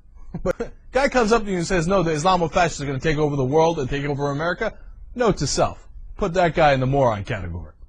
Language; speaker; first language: English; native; English